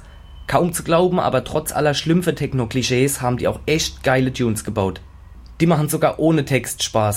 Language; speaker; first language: German; native; German